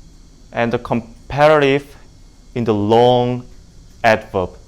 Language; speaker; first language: English; non-native, learner; Indonesian